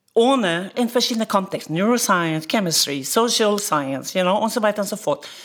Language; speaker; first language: German; non-native, fluent; Norwegian